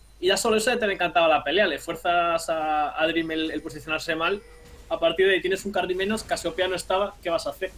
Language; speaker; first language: Spanish; native; Spanish